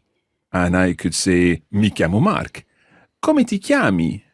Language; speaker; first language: Italian; non-native, fluent; English